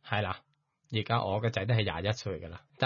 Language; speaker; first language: Cantonese; non-native, learner; Thai